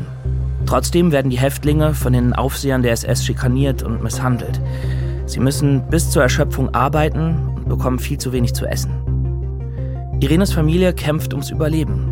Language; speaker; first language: German; native; German